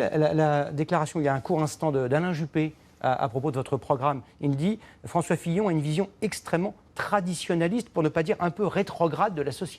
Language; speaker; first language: French; native; French